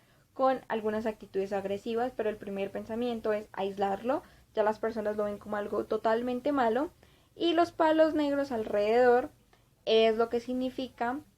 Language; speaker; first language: Spanish; native; Spanish